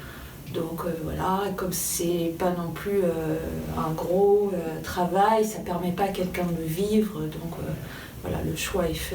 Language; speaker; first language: French; native; French